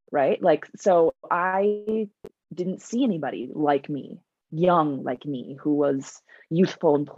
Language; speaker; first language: English; native; English